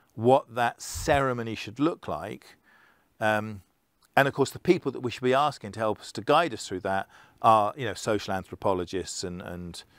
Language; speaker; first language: English; native; English